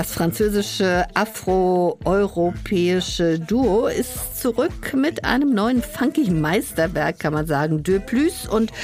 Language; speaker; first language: German; native; German